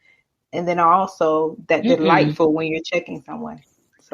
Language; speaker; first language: English; native; English